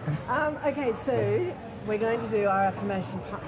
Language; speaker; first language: English; native; English